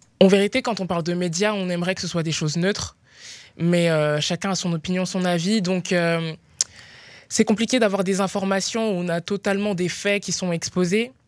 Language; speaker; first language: French; native; French